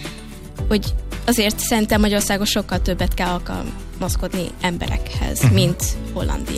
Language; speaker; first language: Hungarian; early bilingual, heritage; Hungarian